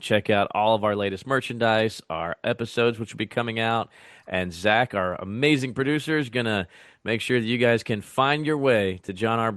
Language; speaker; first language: English; native; English